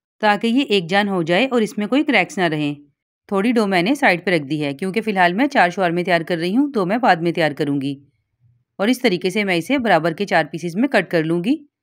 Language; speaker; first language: Urdu; native; Urdu